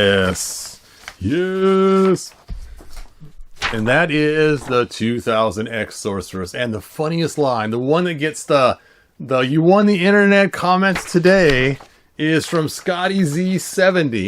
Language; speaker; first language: English; native; English